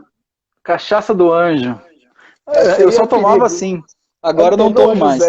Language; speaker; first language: Portuguese; native; Portuguese